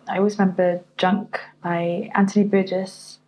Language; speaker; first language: English; native; English